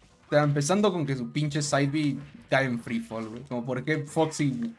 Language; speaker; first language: Spanish; native; Spanish